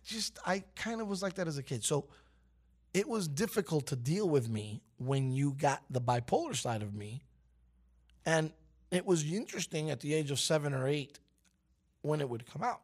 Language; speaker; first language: English; early bilingual, other home language; Spanish